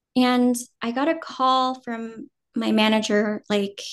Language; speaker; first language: English; early bilingual, other home language; Vietnamese